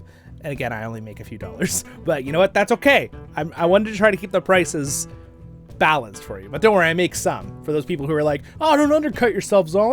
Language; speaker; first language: English; native; English